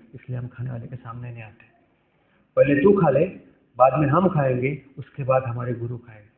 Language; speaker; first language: Hindi; non-native, local second language; Marathi